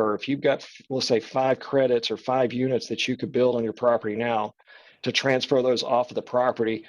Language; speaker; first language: English; native; English